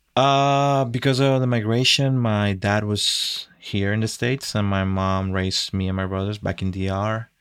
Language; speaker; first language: English; non-native, fluent; Spanish